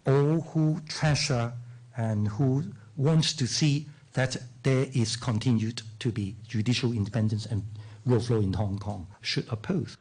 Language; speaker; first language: English; non-native, local second language; Cantonese